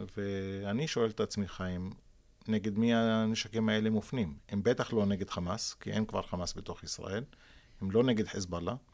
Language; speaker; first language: Hebrew; non-native, local second language; Arabic